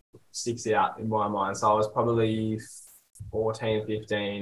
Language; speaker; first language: English; native; English